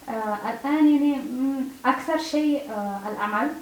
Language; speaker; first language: Arabic; non-native, learner; Czech